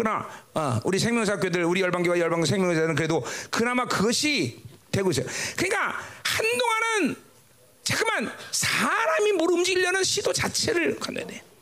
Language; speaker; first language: Korean; native; Korean